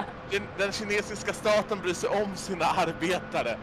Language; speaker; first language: Swedish; native; Swedish